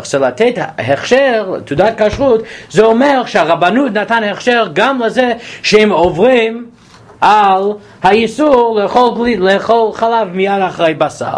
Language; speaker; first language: Hebrew; non-native, fluent; English